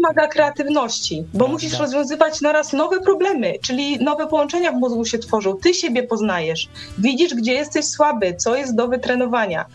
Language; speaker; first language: Polish; native; Polish